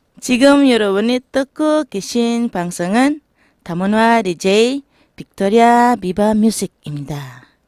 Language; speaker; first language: Korean; non-native, learner; Filipino